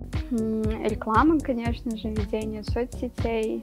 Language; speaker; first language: Russian; native; Russian